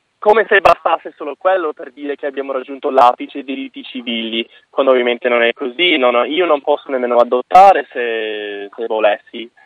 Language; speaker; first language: Italian; non-native, fluent; English